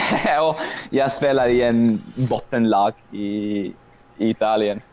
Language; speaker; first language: Swedish; non-native, local second language; Finnish